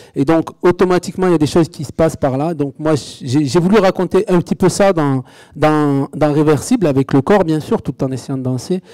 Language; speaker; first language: French; native; French